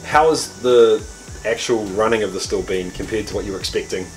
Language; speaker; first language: English; native; English